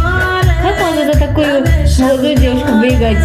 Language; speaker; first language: Russian; non-native, learner; Japanese